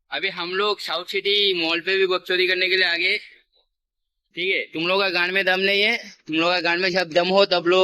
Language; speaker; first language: Hindi; non-native, local second language; Bangla